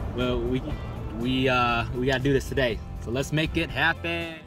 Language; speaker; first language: English; native; English